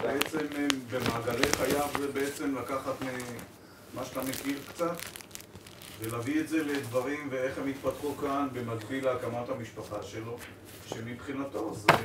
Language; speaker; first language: Hebrew; native; Hebrew